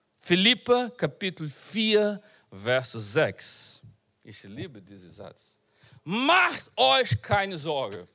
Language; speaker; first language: German; non-native, learner; Portuguese